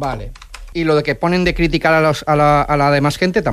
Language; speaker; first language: Spanish; native; Spanish